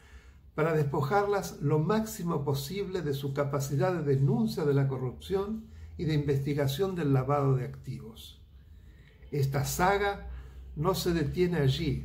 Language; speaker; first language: Spanish; native; Spanish